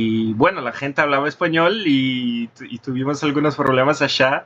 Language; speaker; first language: Spanish; non-native, fluent; Portuguese